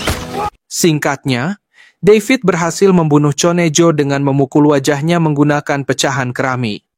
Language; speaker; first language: Indonesian; native; Indonesian